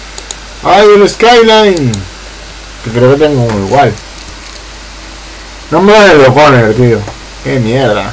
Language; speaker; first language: Spanish; native; Spanish